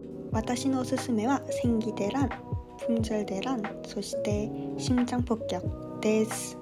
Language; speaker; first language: Japanese; non-native, fluent; Korean